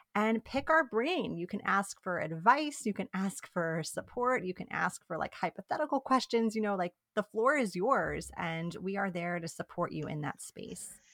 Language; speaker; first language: English; early bilingual, other home language; Italian